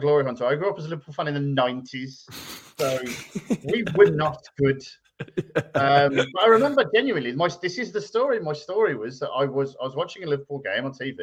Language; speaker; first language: English; native; English